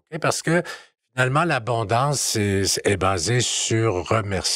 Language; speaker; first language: French; native; French